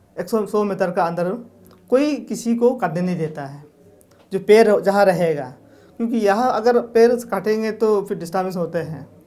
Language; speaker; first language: Hindi; non-native, local second language; Nyishi